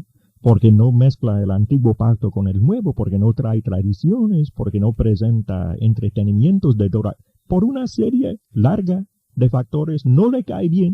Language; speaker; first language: Spanish; native; Spanish